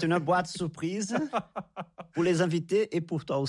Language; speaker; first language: French; non-native, fluent; Portuguese